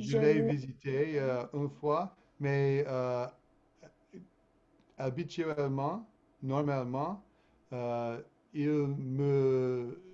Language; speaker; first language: French; non-native, fluent; English